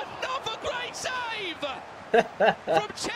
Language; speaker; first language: English; native; English